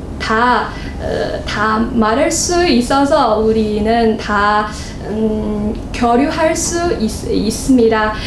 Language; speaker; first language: Korean; non-native, learner; Chinese